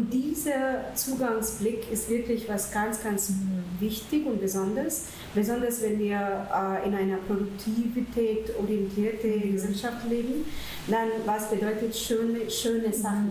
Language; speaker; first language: German; non-native, fluent; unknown